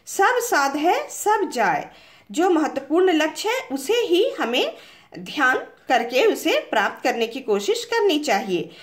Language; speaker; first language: Hindi; native; Hindi